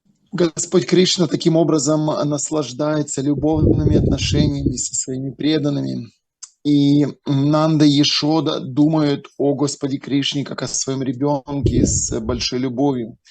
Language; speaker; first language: Russian; native; Russian